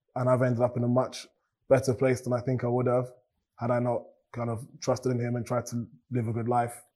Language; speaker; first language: English; native; English